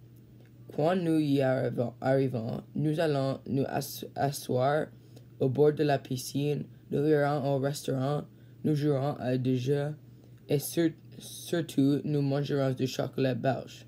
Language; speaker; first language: French; non-native, learner; English